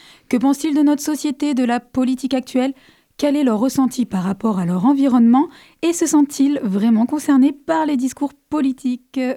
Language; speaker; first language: French; native; French